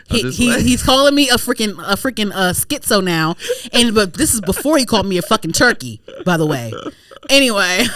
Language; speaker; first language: English; native; English